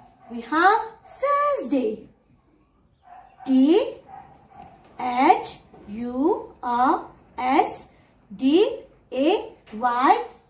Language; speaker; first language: English; non-native, local second language; Morisyen